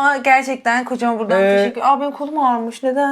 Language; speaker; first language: Turkish; native; Turkish